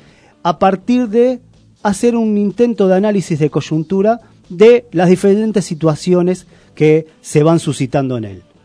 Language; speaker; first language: Spanish; native; Spanish